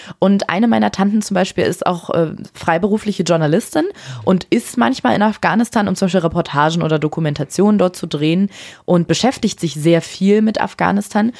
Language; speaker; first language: German; native; German